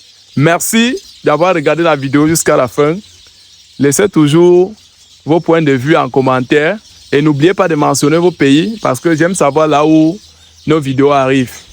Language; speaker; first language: French; native; French